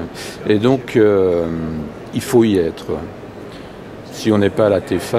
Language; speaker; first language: French; native; French